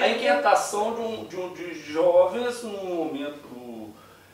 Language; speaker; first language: Portuguese; native; Portuguese